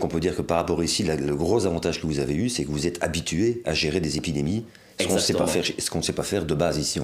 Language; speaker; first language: French; native; French